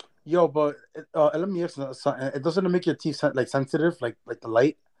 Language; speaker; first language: English; early bilingual, other home language; Spanish